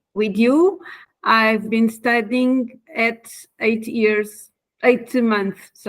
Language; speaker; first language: English; non-native, learner; Portuguese